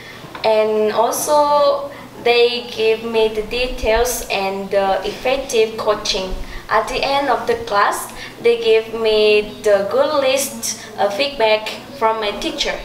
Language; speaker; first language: English; non-native, learner; Vietnamese